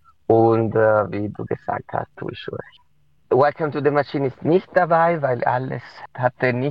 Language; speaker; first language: German; non-native, local second language; Italian